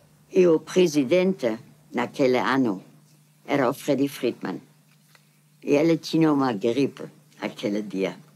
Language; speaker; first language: Portuguese; non-native, fluent; German